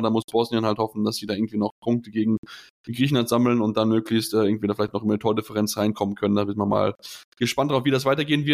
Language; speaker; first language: German; native; German